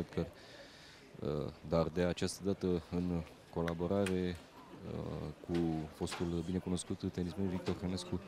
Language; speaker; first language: Romanian; native; Romanian